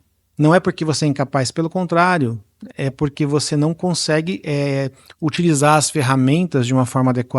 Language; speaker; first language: Portuguese; native; Portuguese